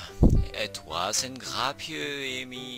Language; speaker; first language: Dutch; non-native, learner; French